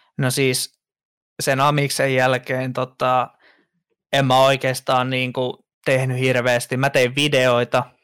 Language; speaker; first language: Finnish; native; Finnish